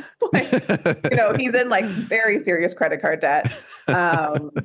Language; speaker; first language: English; native; English